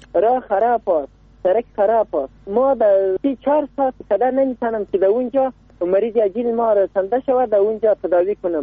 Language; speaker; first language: Persian; non-native, local second language; Pashto